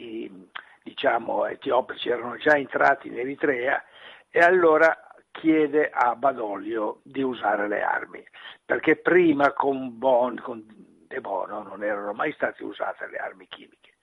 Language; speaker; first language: Italian; native; Italian